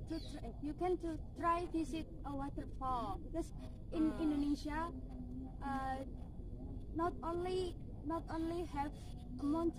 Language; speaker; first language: English; non-native, learner; Indonesian